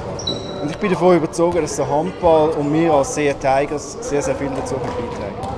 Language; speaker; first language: German; native; German